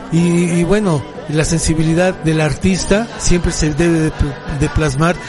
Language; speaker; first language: Spanish; native; Spanish